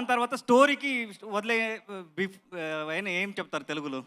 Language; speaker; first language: Telugu; non-native, local second language; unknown